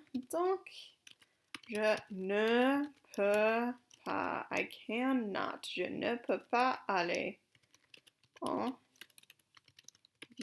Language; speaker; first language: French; non-native, fluent; English